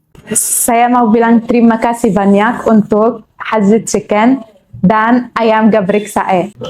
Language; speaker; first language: Indonesian; non-native, learner; Arabic